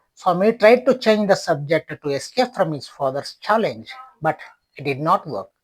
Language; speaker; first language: English; non-native, local second language; Kannada